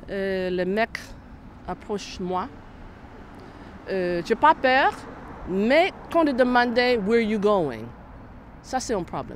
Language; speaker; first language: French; non-native, learner; English